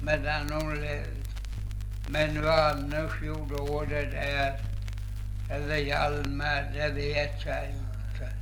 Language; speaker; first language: Swedish; native; Swedish